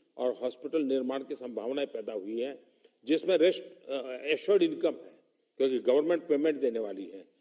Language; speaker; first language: Hindi; non-native, local second language; Gujarati